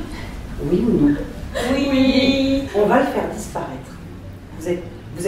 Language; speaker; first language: French; native; French